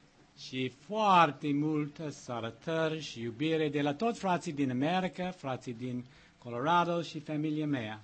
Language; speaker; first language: Romanian; non-native, learner; English